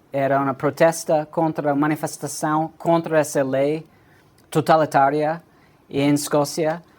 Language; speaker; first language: Portuguese; non-native, fluent; English